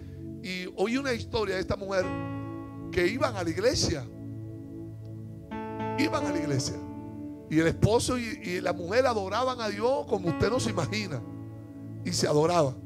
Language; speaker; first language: Spanish; native; Spanish